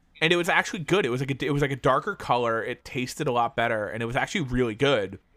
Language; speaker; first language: English; native; English